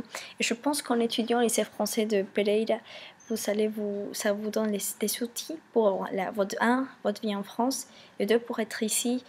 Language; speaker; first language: French; non-native, fluent; Spanish